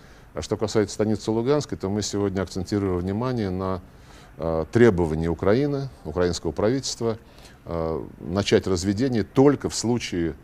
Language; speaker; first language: Russian; native; Russian